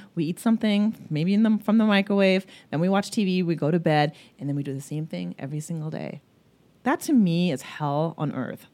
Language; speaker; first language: English; early bilingual, other home language; German